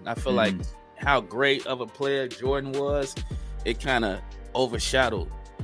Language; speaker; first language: English; native; English